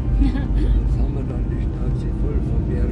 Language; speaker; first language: German; native; German